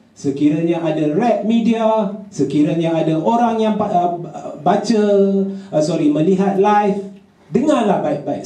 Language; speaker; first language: Malay; native; Malay